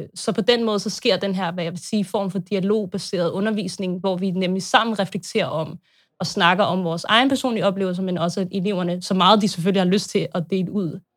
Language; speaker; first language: Danish; native; Danish